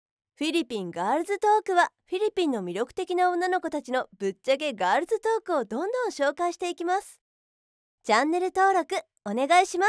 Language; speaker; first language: Japanese; native; Japanese